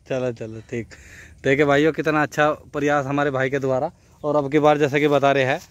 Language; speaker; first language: Hindi; native; Hindi